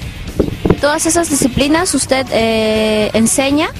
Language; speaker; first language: Spanish; native; Spanish